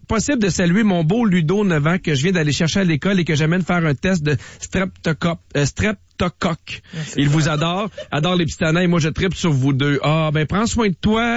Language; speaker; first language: French; native; French